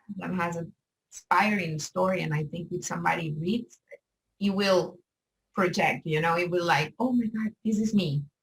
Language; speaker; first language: English; non-native, learner; Spanish